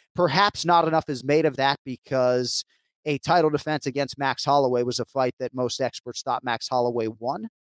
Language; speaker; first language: English; native; English